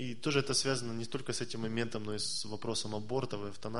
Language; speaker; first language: Russian; native; Russian